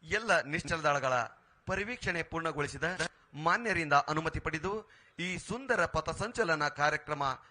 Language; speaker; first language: Kannada; native; Kannada